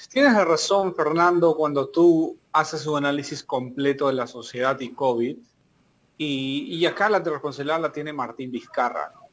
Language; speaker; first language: Spanish; native; Spanish